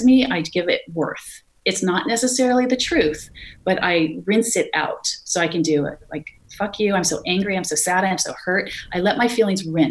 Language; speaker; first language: English; native; English